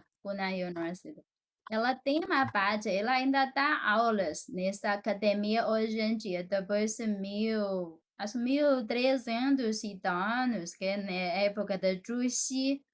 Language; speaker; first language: Portuguese; non-native, fluent; Chinese